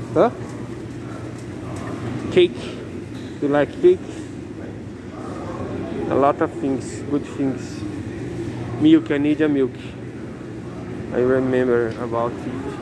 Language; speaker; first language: English; non-native, learner; Portuguese